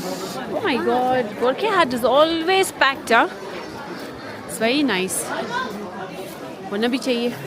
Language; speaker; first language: English; non-native, local second language; Tibetan